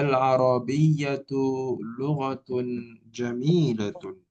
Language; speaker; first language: Arabic; non-native, fluent; Malay